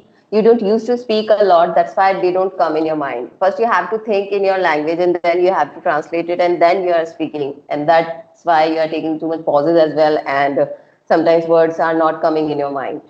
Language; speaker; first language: English; non-native, local second language; Hindi